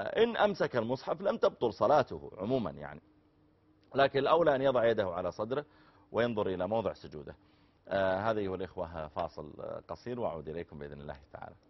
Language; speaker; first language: Arabic; native; Arabic